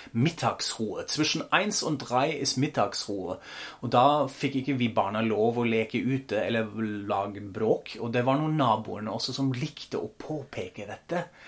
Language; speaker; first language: Norwegian; non-native, fluent; German